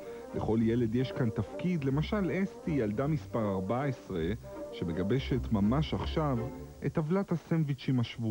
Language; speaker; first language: Hebrew; native; Hebrew